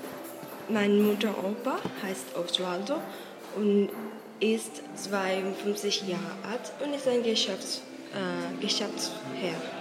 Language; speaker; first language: German; non-native, learner; Spanish